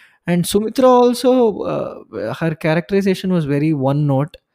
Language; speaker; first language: English; non-native, local second language; Tamil